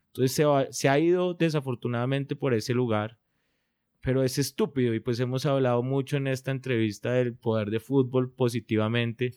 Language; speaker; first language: Spanish; native; Spanish